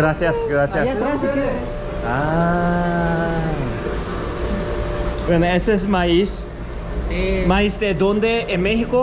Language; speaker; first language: Spanish; non-native, learner; Korean